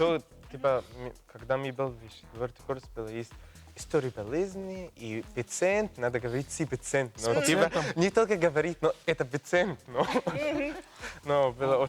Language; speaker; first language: Russian; non-native, learner; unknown